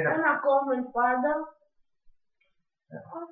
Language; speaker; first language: Greek; non-native, learner; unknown